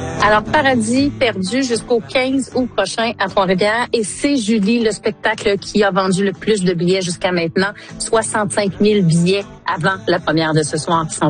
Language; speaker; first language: French; native; French